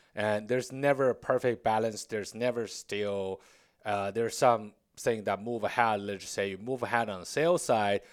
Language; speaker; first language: English; non-native, fluent; Chinese